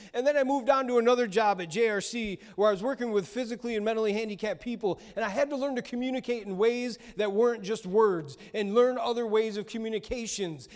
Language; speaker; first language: English; native; English